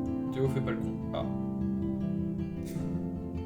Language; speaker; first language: French; native; French